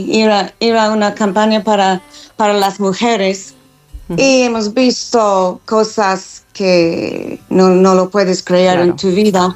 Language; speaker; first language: Spanish; non-native, learner; English